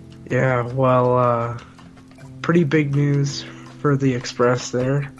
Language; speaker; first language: English; native; English